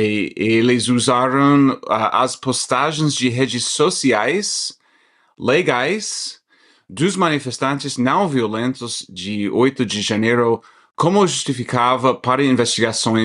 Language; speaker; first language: Portuguese; non-native, fluent; English